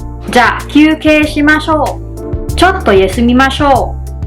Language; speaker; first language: Japanese; non-native, learner; Filipino